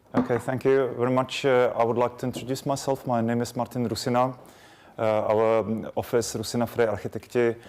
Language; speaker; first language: English; non-native, fluent; Czech